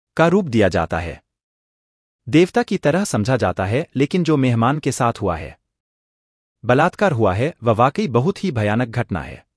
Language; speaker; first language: Hindi; native; Hindi